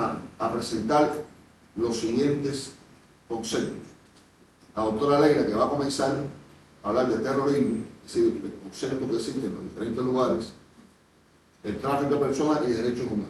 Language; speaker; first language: Spanish; native; Spanish